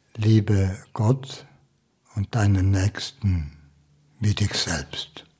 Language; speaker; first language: German; native; German